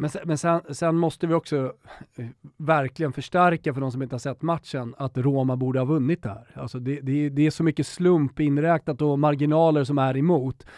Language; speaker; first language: Swedish; native; Swedish